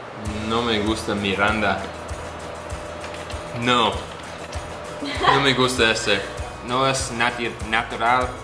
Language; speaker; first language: Spanish; non-native, learner; English